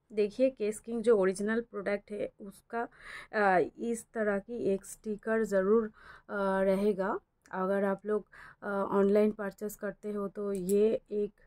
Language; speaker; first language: Hindi; non-native, local second language; Bangla